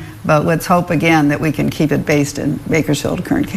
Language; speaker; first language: English; native; English